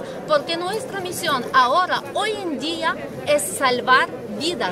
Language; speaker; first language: Spanish; non-native, fluent; Ukrainian